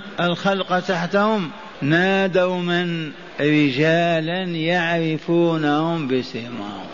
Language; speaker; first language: Arabic; native; Arabic